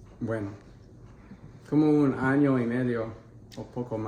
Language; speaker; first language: Spanish; non-native, fluent; English